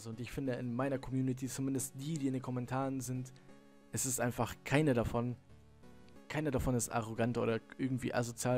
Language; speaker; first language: German; native; German